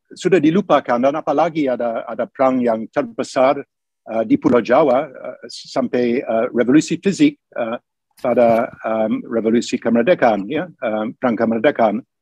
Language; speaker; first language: Indonesian; non-native, fluent; English